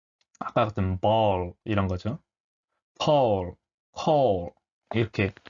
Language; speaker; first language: Korean; native; Korean